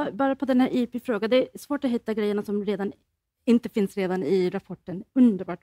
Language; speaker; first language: Swedish; non-native, fluent; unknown